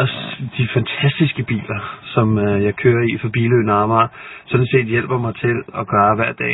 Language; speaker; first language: Danish; native; Danish